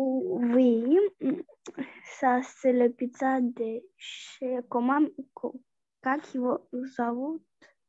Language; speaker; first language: French; non-native, learner; Russian